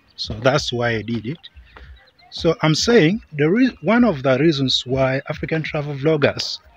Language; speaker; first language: English; non-native, local second language; Acoli